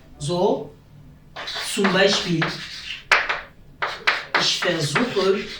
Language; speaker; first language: German; non-native, fluent; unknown